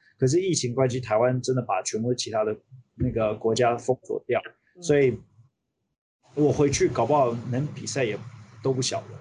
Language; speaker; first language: Chinese; early bilingual, heritage; Chinese